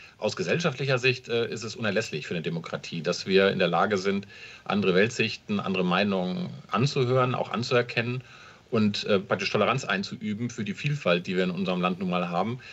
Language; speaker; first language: German; native; German